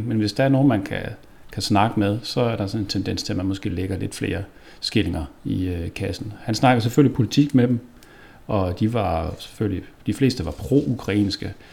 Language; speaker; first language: Danish; native; Danish